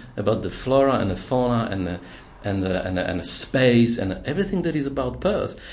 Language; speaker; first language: English; non-native, fluent; Polish